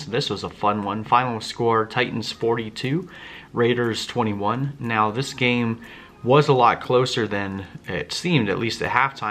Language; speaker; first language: English; native; English